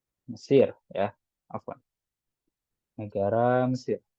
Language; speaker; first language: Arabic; non-native, fluent; Indonesian